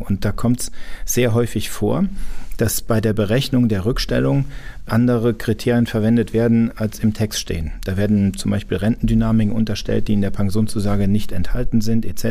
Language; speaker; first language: German; native; German